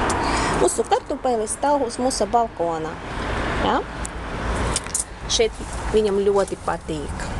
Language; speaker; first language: Latvian; non-native, local second language; Russian